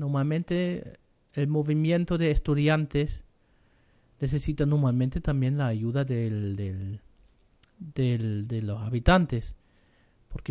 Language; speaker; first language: Spanish; non-native, learner; German